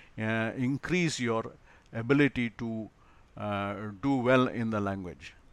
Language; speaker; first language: English; non-native, local second language; Malayalam